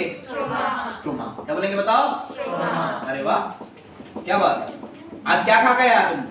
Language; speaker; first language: Hindi; non-native, local second language; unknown